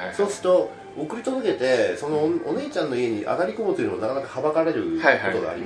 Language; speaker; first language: Japanese; native; Japanese